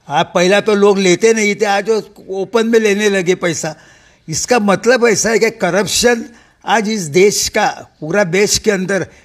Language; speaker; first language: Hindi; non-native, local second language; Marathi